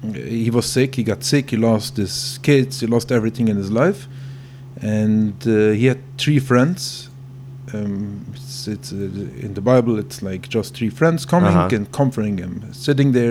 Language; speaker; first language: English; non-native, fluent; Yiddish